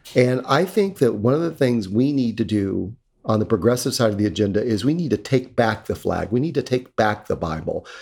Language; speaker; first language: English; native; English